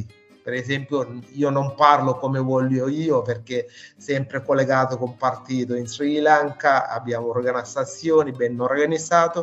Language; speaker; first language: Italian; non-native, fluent; Sinhala